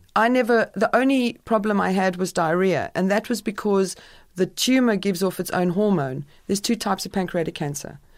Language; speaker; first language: English; native; English